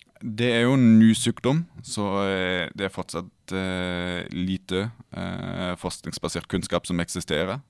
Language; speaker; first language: Norwegian; non-native, fluent; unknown